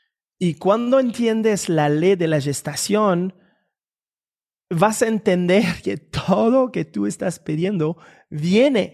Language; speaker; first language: Spanish; non-native, fluent; French